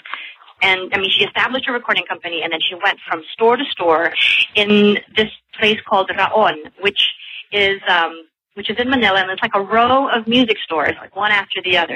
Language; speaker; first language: English; non-native, local second language; Filipino